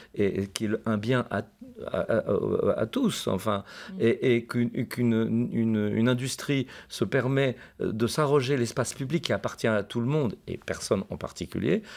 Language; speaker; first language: French; native; French